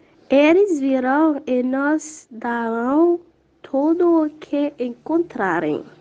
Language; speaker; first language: Portuguese; non-native, learner; Haitian Creole